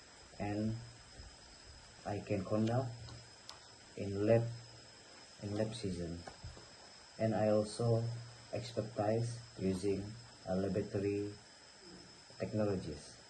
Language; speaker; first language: English; non-native, learner; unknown